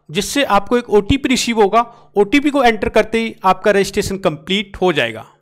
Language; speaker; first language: Hindi; native; Hindi